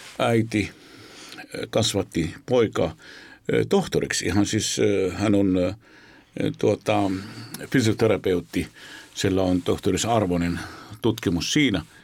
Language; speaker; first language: Finnish; non-native, fluent; Arabic